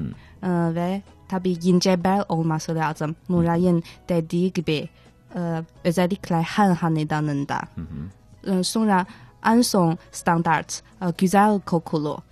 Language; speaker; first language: Turkish; non-native, fluent; Chinese